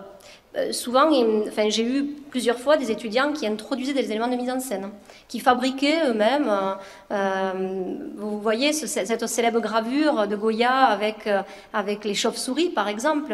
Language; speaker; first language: French; native; French